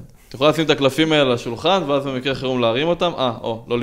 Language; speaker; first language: Hebrew; native; Hebrew